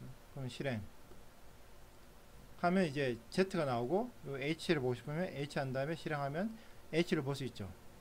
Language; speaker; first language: Korean; native; Korean